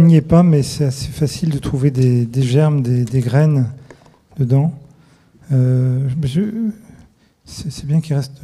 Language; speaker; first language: French; native; French